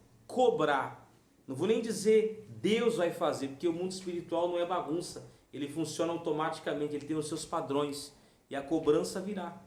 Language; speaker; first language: Portuguese; native; Portuguese